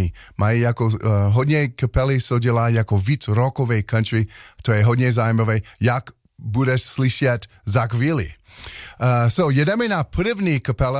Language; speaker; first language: Czech; non-native, learner; English